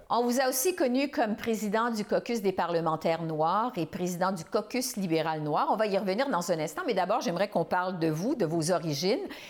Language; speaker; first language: French; native; French